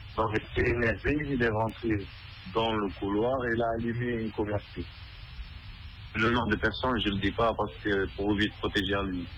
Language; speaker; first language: French; non-native, fluent; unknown